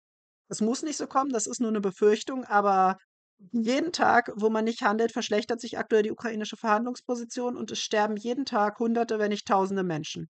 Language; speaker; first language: German; native; German